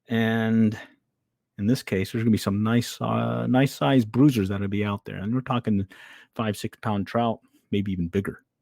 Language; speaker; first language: English; native; English